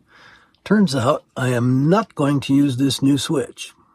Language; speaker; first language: English; native; English